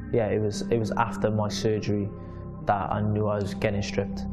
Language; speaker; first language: English; native; English